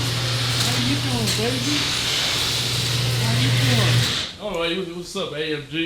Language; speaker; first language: English; native; English